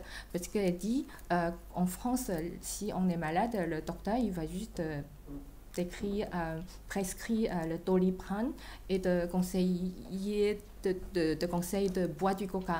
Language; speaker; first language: French; non-native, fluent; Chinese